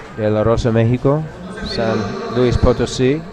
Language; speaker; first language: Spanish; non-native, learner; English